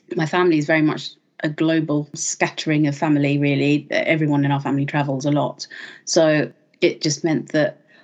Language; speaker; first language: English; native; English